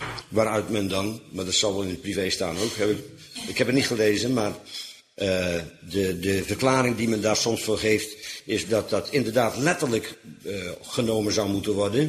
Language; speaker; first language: Dutch; native; Dutch